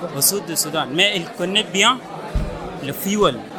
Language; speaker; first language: French; non-native, fluent; Arabic